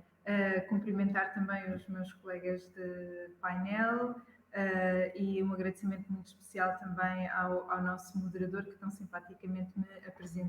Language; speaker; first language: Portuguese; native; Portuguese